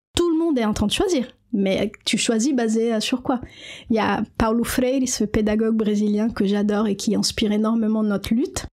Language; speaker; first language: French; non-native, fluent; Portuguese